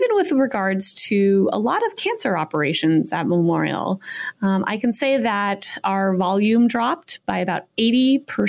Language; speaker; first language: English; native; English